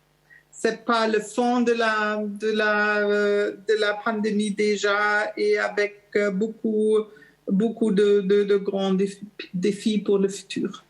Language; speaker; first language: French; non-native, fluent; German